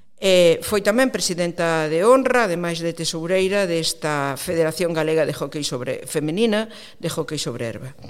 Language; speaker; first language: Galician; non-native, local second language; Spanish